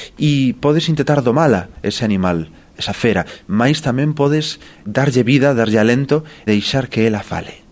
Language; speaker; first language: Galician; native; Galician